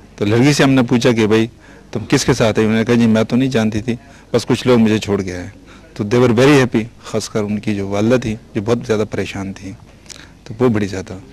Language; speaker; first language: Urdu; non-native, local second language; Punjabi